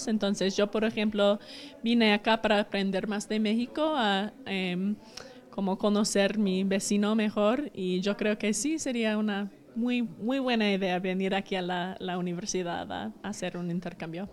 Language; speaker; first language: Spanish; non-native, fluent; English